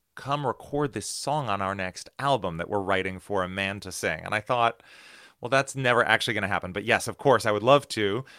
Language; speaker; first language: English; native; English